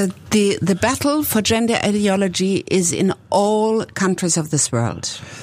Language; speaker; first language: English; non-native, fluent; German